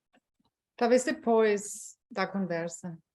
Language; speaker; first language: Portuguese; non-native, fluent; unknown